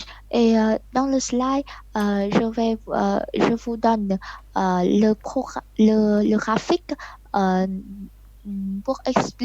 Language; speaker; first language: French; non-native, learner; Vietnamese